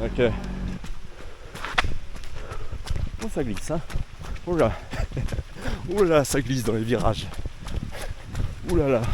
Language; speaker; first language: French; native; French